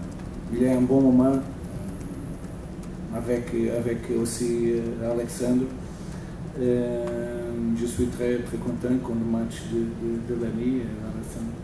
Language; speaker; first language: French; non-native, learner; Portuguese